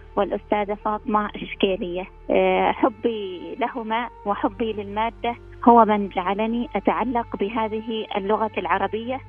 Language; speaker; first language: Arabic; native; Arabic